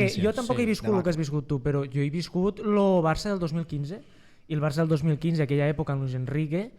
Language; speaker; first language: Catalan; native; Catalan